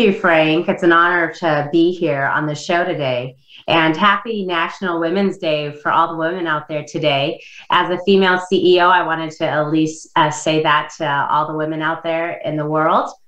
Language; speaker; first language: English; non-native, fluent; Indonesian